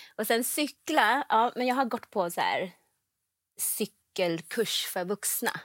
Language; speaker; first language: Swedish; non-native, fluent; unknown